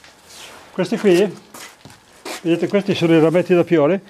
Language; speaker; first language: Italian; native; Italian